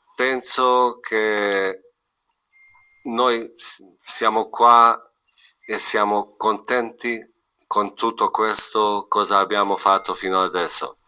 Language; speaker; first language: Italian; non-native, fluent; Bosnian